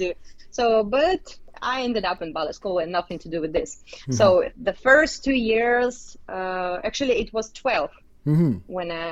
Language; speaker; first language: English; non-native, fluent; Uzbek